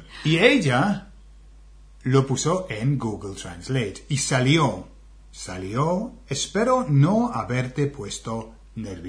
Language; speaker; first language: Spanish; non-native, fluent; English